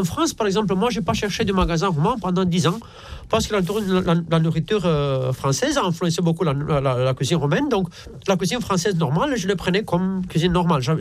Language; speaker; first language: French; non-native, fluent; Romanian